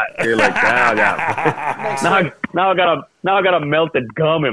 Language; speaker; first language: English; non-native, fluent; Spanish